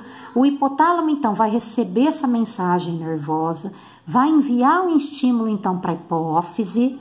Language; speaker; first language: Portuguese; native; Portuguese